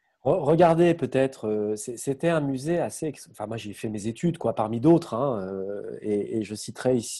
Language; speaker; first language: French; native; French